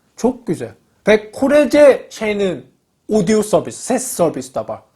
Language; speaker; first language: Turkish; non-native, learner; Korean